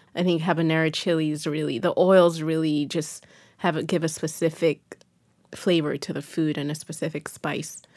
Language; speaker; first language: English; non-native, local second language; Yoruba